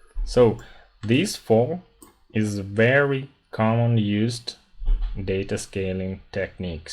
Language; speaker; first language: English; non-native, fluent; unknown